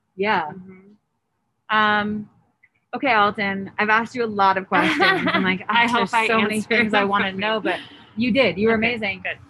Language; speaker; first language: English; native; English